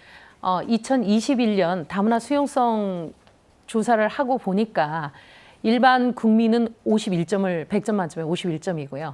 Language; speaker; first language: Korean; native; Korean